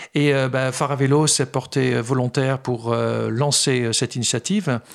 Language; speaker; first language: French; non-native, fluent; Dutch